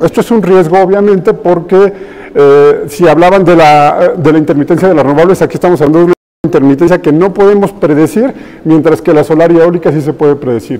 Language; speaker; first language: Spanish; native; Spanish